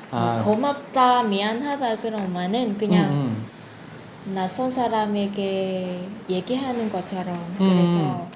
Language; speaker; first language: Korean; non-native, fluent; Vietnamese